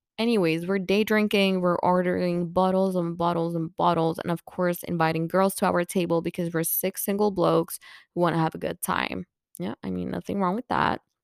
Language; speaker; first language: English; non-native, fluent; Swedish